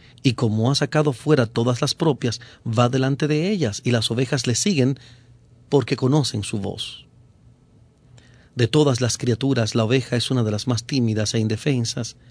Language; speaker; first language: Spanish; native; Spanish